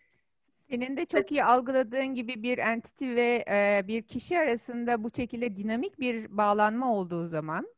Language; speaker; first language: Turkish; native; Turkish